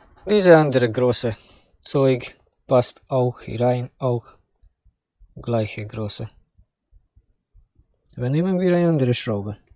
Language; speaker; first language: German; non-native, fluent; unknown